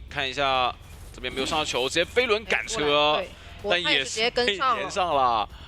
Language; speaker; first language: Chinese; native; Chinese